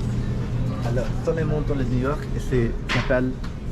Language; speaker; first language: French; non-native, learner; Spanish